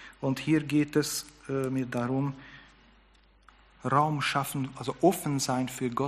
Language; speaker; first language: German; non-native, fluent; Hungarian